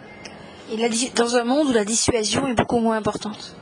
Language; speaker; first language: French; native; French